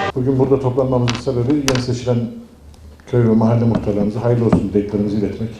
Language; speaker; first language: Turkish; native; Turkish